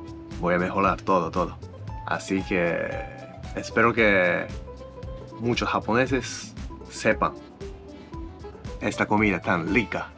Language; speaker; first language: Spanish; non-native, learner; Japanese